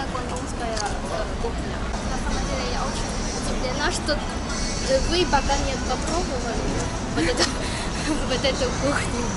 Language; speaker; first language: Russian; non-native, fluent; Chinese